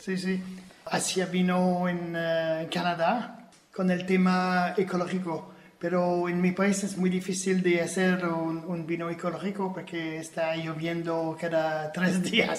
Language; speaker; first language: Spanish; non-native, fluent; French